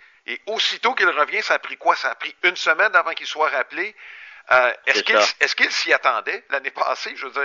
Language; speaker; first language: French; native; French